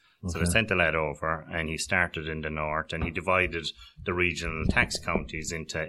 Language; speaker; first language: English; native; English